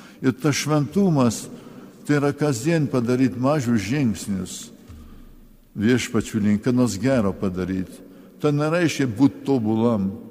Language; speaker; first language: Lithuanian; early bilingual, heritage; Lithuanian